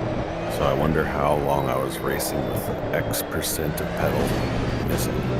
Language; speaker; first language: English; native; English